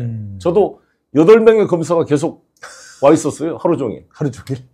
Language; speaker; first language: Korean; native; Korean